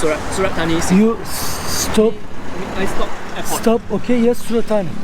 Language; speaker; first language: English; non-native, learner; Turkish